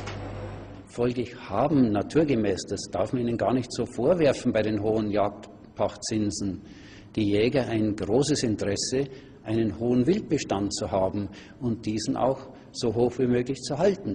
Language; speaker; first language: German; native; German